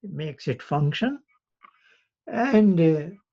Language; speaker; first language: English; non-native, local second language; Hindi